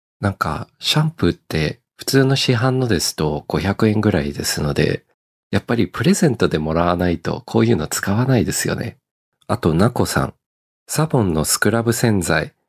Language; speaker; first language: Japanese; early bilingual, heritage; Japanese